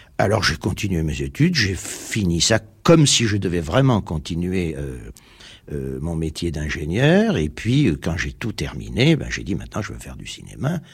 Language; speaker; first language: French; early bilingual, other home language; Armenian